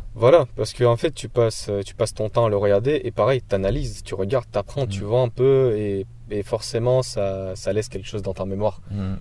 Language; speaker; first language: French; non-native, fluent; Ukrainian